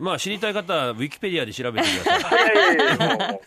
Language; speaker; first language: Japanese; native; Japanese